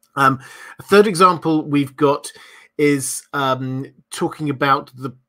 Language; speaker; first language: English; native; English